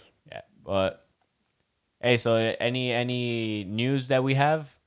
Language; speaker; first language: English; early bilingual, other home language; Spanish